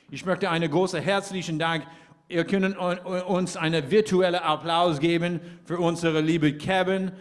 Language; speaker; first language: German; non-native, fluent; English